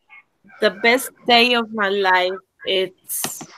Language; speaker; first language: English; non-native, learner; Spanish